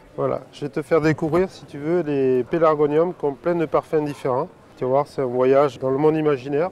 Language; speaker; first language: French; native; French